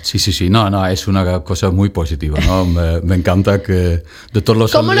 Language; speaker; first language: Spanish; non-native, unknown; Dutch